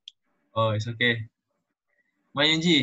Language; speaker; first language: English; non-native, local second language; Malay